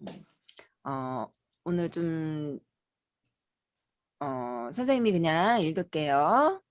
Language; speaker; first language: Korean; native; Korean